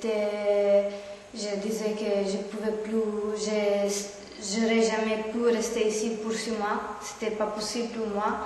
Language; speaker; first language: French; non-native, fluent; Italian